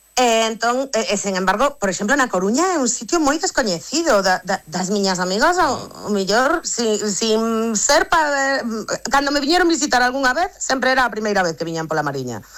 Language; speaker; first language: Galician; non-native, local second language; Spanish